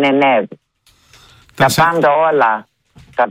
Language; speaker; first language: Greek; early bilingual, heritage; Greek